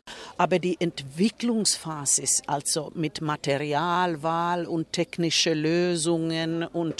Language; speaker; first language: German; non-native, fluent; Finnish